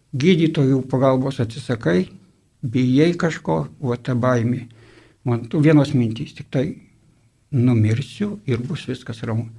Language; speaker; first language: Lithuanian; native; Lithuanian